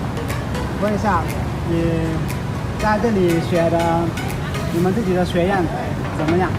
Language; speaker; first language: Chinese; non-native, learner; Lao